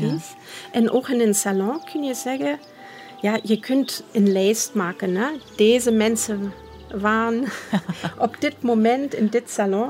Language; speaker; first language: Dutch; non-native, fluent; German